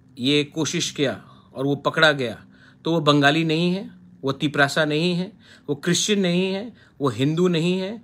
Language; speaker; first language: Hindi; non-native, local second language; Kok Borok